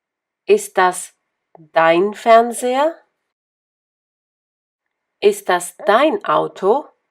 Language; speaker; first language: German; non-native, fluent; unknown